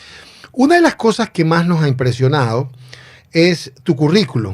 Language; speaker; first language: Spanish; native; Spanish